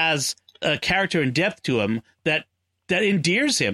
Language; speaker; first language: English; native; English